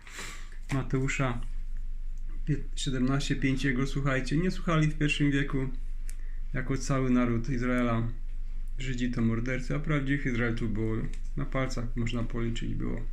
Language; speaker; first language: Polish; native; Polish